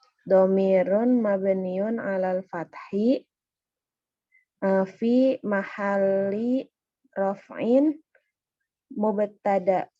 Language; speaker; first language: Arabic; non-native, learner; Indonesian